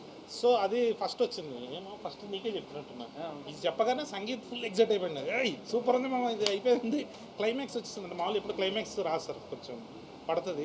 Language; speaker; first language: Telugu; native; Telugu